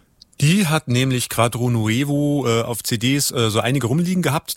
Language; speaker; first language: German; native; German